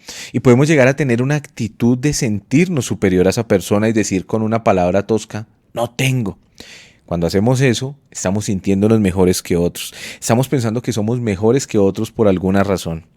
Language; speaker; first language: Spanish; native; Spanish